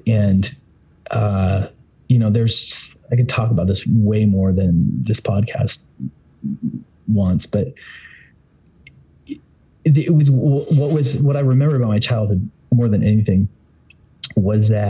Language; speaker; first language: English; native; English